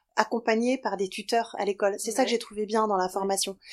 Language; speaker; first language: French; native; French